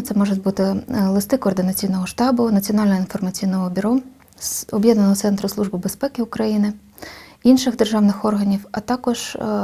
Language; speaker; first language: Ukrainian; native; Ukrainian